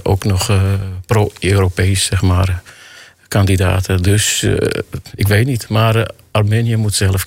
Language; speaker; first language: Dutch; non-native, fluent; Armenian